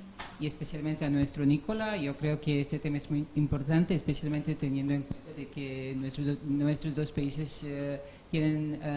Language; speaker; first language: Spanish; non-native, fluent; Serbian